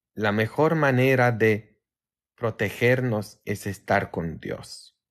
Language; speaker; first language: Spanish; non-native, fluent; Polish